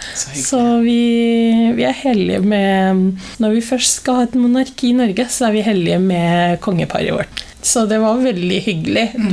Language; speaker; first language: Norwegian; early bilingual, other home language; Somali